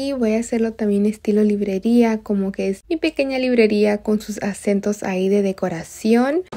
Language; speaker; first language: Spanish; native; Spanish